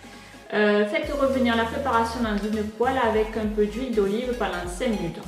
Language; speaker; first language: French; native; French